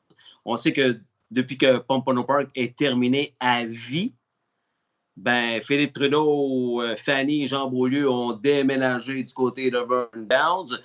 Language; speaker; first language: French; native; French